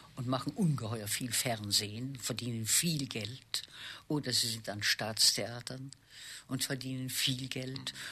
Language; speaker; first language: German; native; German